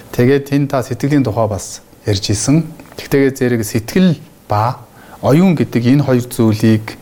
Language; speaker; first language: Mongolian; native; Mongolian